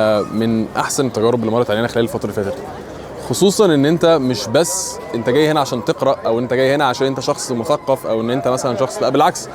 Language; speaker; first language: Arabic; native; Arabic